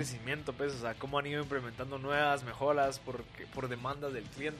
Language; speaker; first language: Spanish; native; Spanish